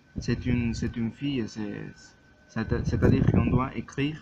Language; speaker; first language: French; non-native, learner; Spanish